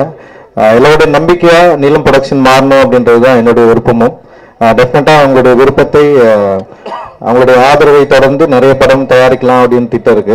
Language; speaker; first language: Tamil; native; Tamil